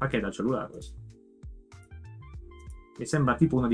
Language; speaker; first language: Italian; native; Italian